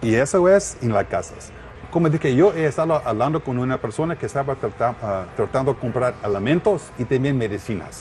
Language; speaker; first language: Spanish; non-native, learner; English